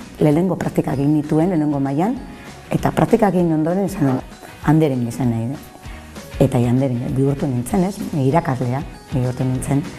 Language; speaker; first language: Basque; non-native, local second language; Spanish